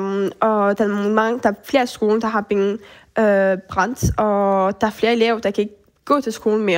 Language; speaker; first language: Danish; early bilingual, heritage; Danish